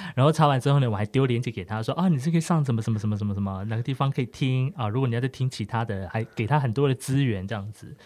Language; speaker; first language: Chinese; non-native, local second language; Amis